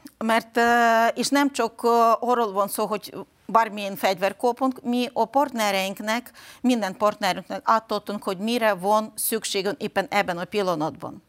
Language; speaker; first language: Hungarian; non-native, fluent; Ukrainian